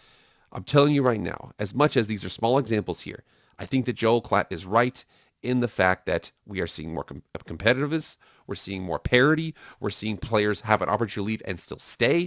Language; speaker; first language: English; native; English